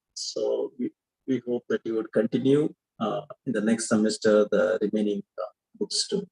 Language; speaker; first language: English; non-native, local second language; Kannada